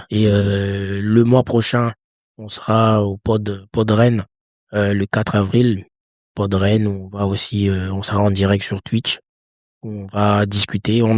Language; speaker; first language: French; non-native, local second language; Lingala